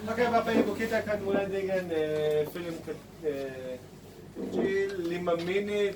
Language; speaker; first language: Indonesian; non-native, fluent; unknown